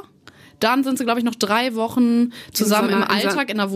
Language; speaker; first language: German; native; German